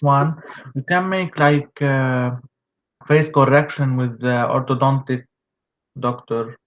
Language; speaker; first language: English; non-native, learner; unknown